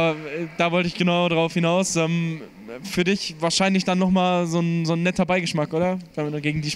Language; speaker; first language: German; native; German